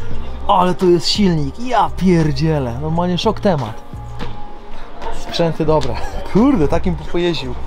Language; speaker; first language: Polish; native; Polish